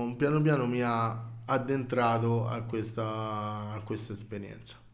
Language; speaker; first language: Italian; native; Italian